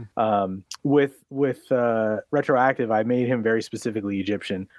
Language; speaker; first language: English; early bilingual, other home language; Arabic